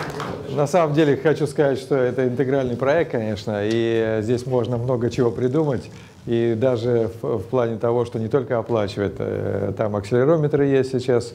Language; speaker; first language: Russian; native; Russian